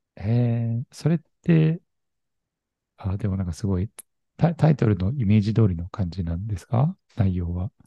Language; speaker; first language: Japanese; native; Japanese